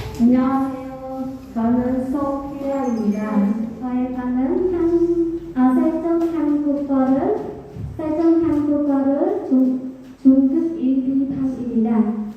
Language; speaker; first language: Korean; non-native, learner; Khmer